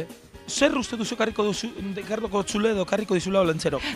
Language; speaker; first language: Basque; native; Basque